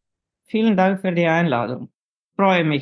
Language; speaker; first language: German; non-native, fluent; Slovenian